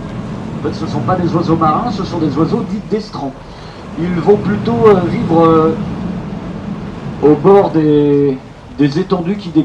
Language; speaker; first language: French; native; French